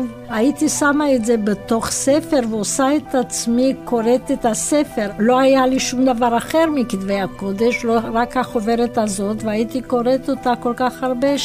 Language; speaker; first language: Hebrew; non-native, fluent; Romanian